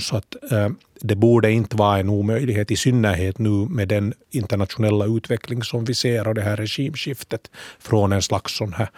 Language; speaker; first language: Swedish; native; Swedish